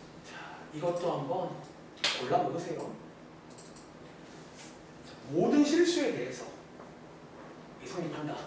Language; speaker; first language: Korean; native; Korean